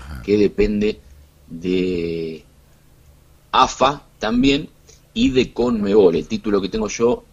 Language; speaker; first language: Spanish; native; Spanish